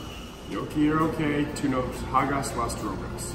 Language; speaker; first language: Spanish; non-native, learner; English